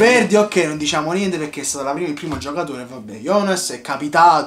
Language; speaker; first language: Italian; native; Italian